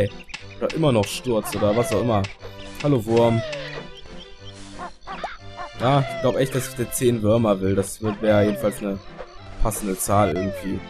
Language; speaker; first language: German; native; German